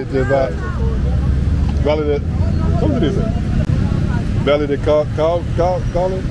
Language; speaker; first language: Spanish; non-native, learner; English